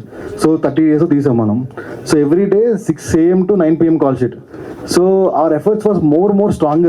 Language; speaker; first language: Telugu; native; Telugu